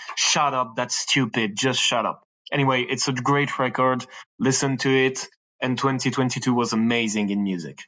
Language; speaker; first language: English; non-native, fluent; French